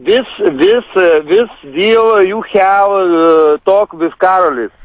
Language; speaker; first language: English; non-native, learner; Lithuanian